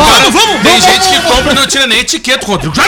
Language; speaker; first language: Portuguese; native; Portuguese